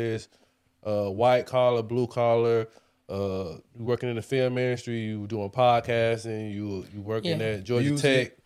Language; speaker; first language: English; native; English